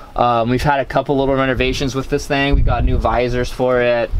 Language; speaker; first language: English; native; English